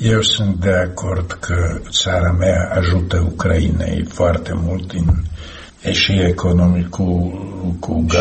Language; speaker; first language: Romanian; non-native, learner; Slovak